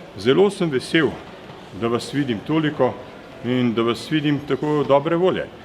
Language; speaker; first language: Slovenian; native; Slovenian